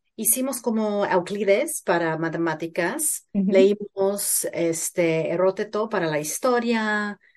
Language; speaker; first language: Spanish; early bilingual, heritage; Spanish